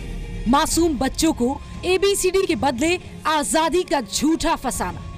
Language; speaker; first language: Hindi; native; Hindi